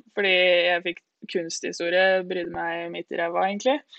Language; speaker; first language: Norwegian; native; Norwegian